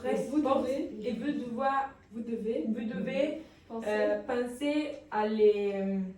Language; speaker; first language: French; non-native, learner; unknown